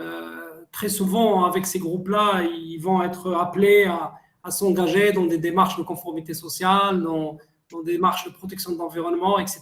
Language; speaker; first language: French; non-native, local second language; Arabic